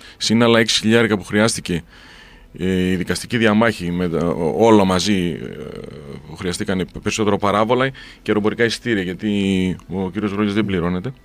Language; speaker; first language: Greek; native; Greek